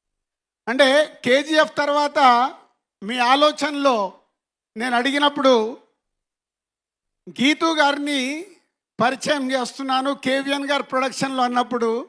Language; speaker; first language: Telugu; native; Telugu